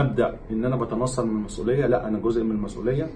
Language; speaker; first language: Arabic; native; Arabic